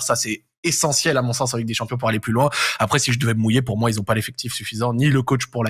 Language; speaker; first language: French; native; French